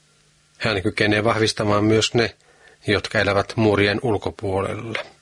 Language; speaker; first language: Finnish; native; Finnish